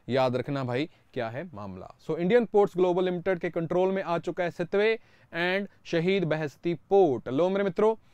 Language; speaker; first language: Hindi; non-native, local second language; Punjabi